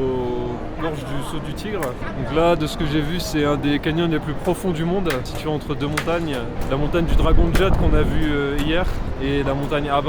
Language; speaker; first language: French; native; French